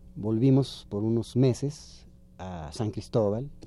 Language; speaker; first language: Spanish; native; Spanish